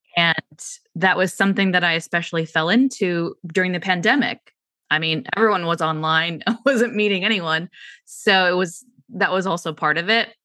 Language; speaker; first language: English; native; English